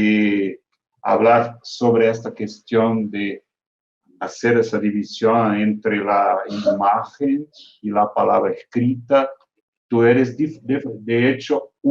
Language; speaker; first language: Spanish; non-native, fluent; Portuguese